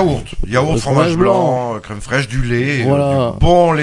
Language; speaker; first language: French; native; French